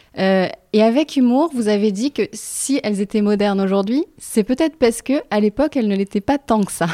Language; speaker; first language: French; native; French